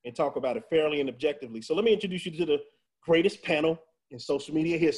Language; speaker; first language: English; native; English